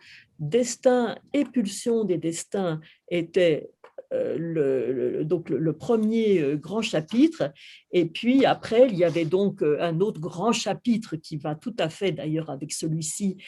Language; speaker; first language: French; native; French